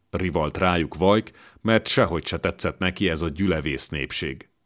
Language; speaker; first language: Hungarian; native; Hungarian